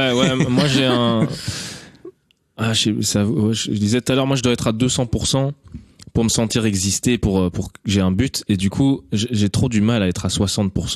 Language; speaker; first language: French; native; French